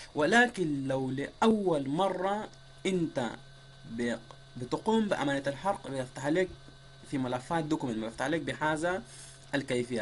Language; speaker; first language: Arabic; native; Arabic